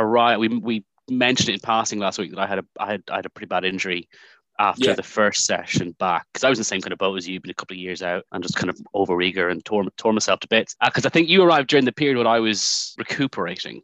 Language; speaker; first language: English; native; English